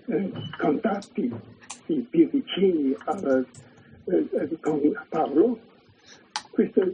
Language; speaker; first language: Italian; non-native, learner; Chinese